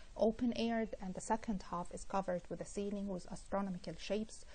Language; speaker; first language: English; non-native, fluent; Arabic